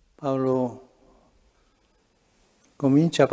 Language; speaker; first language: Italian; non-native, fluent; Spanish